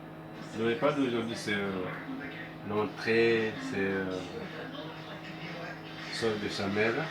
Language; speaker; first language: French; non-native, fluent; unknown